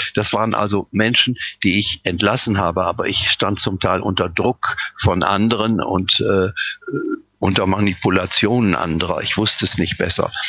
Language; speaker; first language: German; native; German